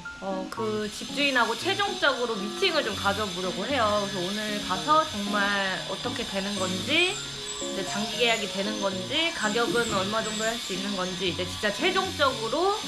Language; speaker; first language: Korean; native; Korean